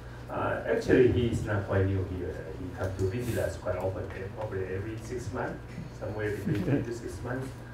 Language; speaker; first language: English; non-native, fluent; Chinese